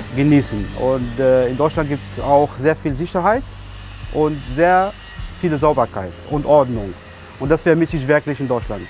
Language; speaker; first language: German; non-native, fluent; Arabic